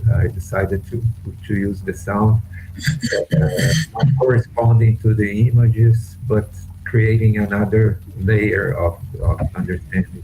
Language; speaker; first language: English; non-native, fluent; Portuguese